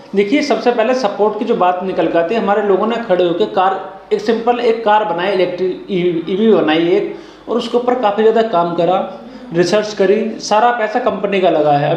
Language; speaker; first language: Hindi; native; Hindi